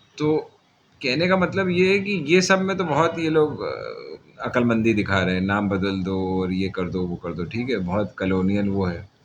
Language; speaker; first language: Hindi; native; Hindi